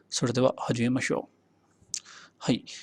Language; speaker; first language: Japanese; non-native, fluent; Hindi